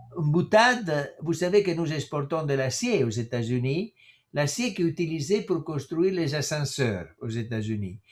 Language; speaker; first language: French; non-native, fluent; Italian